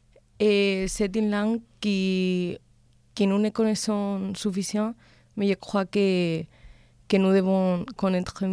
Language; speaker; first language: French; non-native, learner; Spanish